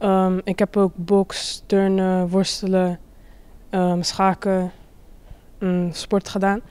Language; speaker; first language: Dutch; early bilingual, other home language; Turkish